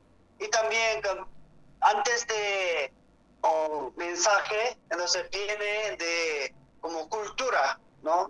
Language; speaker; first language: Spanish; non-native, learner; Korean